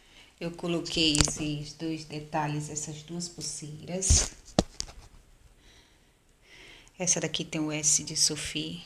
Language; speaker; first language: Portuguese; native; Portuguese